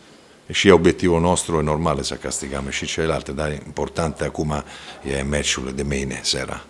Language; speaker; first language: Romanian; non-native, fluent; Italian